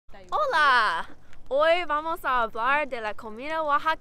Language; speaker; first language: Spanish; non-native, learner; English